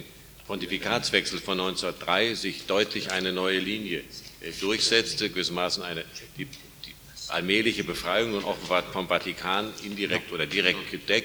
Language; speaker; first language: German; native; German